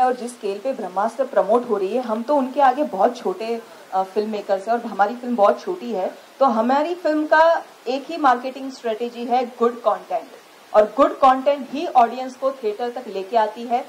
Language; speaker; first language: Hindi; native; Hindi